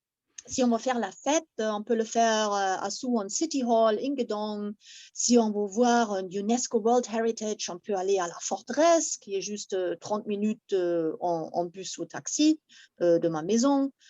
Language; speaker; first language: French; non-native, fluent; German